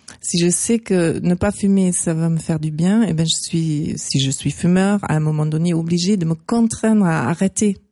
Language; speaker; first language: French; non-native, fluent; German